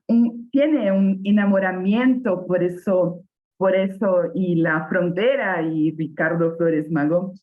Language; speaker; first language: Spanish; non-native, fluent; Portuguese